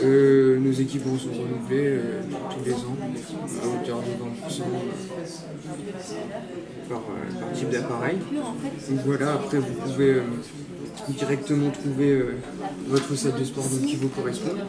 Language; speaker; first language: French; native; French